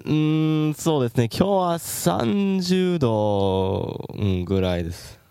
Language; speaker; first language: Japanese; non-native, fluent; English